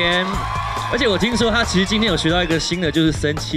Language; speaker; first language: Chinese; native; Chinese